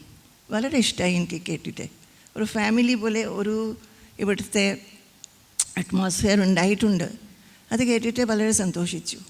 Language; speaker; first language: Malayalam; non-native, fluent; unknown